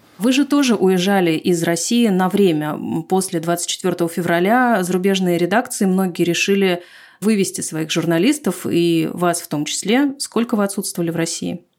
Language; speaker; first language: Russian; native; Russian